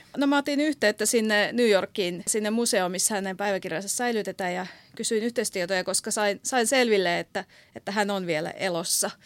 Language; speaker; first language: Finnish; native; Finnish